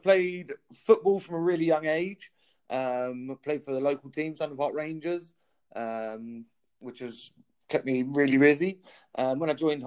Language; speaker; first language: English; native; English